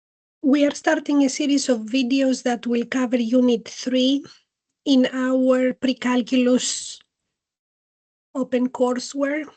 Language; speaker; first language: English; non-native, fluent; Greek